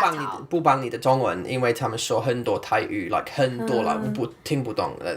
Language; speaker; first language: Chinese; non-native, learner; English